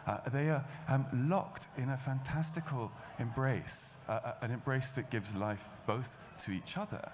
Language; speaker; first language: English; native; English